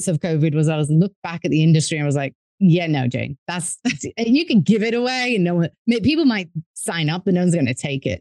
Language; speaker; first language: English; native; English